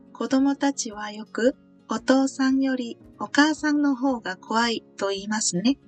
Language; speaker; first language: Japanese; non-native, fluent; Korean